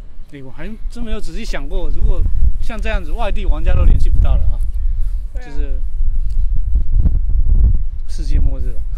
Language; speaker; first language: Chinese; native; Chinese